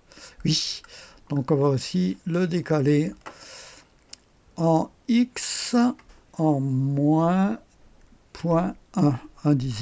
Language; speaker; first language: French; native; French